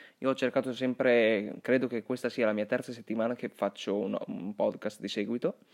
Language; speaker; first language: Italian; early bilingual, other home language; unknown